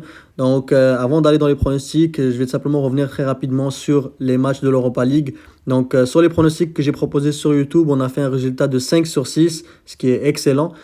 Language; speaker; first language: French; native; French